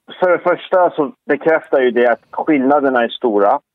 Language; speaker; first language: Swedish; early bilingual, other home language; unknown